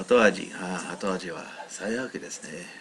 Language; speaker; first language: Japanese; non-native, learner; English